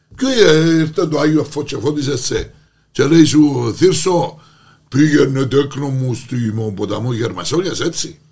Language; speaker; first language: Greek; native; Greek